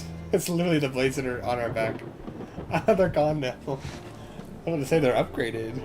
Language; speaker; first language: English; native; English